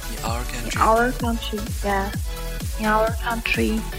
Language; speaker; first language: English; non-native, learner; Chinese